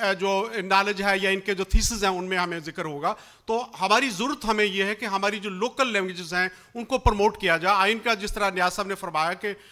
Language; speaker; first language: Urdu; non-native, local second language; Punjabi